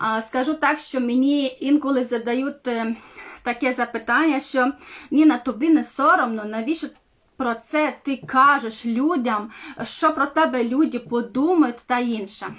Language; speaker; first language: Ukrainian; non-native, local second language; Romanian